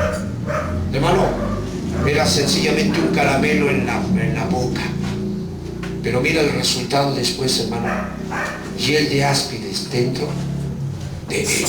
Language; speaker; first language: Spanish; native; Spanish